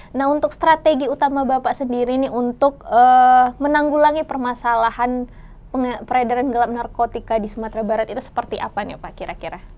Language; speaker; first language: Indonesian; native; Indonesian